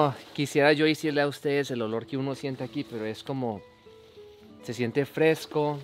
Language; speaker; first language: Spanish; native; Spanish